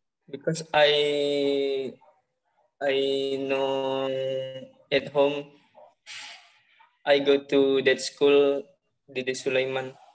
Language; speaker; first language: English; non-native, learner; Indonesian